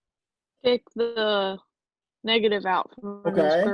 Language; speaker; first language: English; native; English